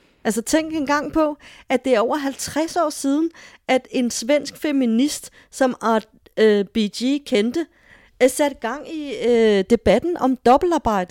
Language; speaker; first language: Danish; native; Danish